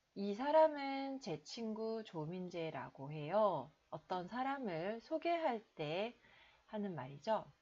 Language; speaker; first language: Korean; native; Korean